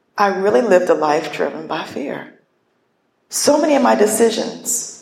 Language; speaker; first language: English; native; English